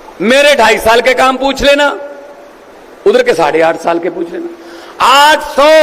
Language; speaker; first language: Hindi; non-native, local second language; Punjabi